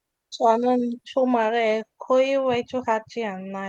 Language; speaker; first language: Korean; non-native, learner; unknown